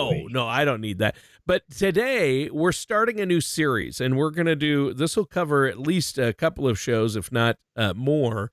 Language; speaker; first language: English; native; English